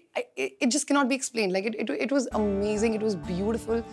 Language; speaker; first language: English; non-native, local second language; Hindi